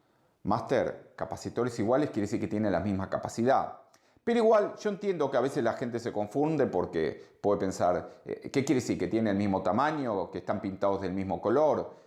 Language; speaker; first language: Spanish; native; Spanish